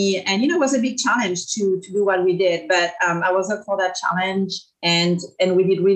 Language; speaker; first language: English; non-native, fluent; French